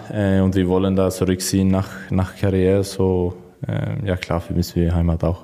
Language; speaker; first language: German; non-native, learner; Swedish